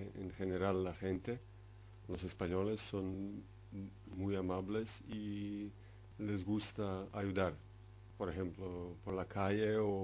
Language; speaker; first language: Spanish; non-native, learner; Serbian